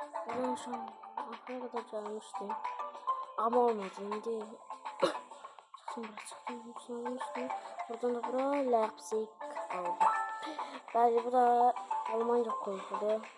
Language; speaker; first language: Turkish; non-native, learner; Azerbaijani